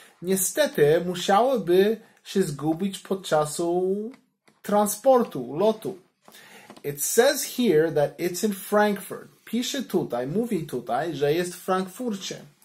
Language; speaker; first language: Polish; non-native, learner; English